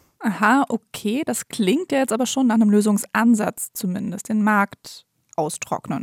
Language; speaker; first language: German; native; German